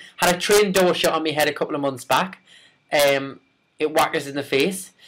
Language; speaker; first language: English; native; English